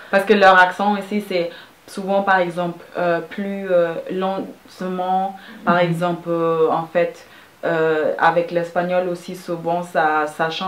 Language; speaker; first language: French; non-native, fluent; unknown